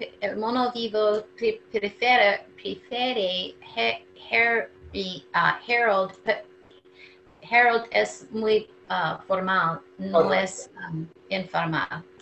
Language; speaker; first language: Spanish; non-native, learner; English